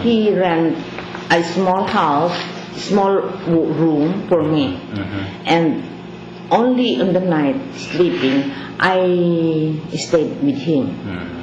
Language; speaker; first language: English; non-native, local second language; Filipino